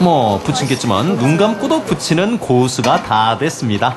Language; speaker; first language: Korean; native; Korean